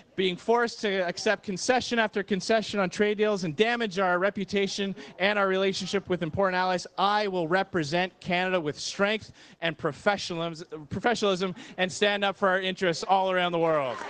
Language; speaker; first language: English; native; English